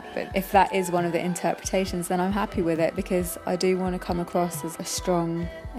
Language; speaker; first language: English; native; English